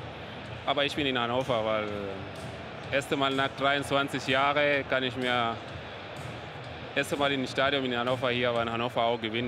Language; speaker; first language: German; non-native, learner; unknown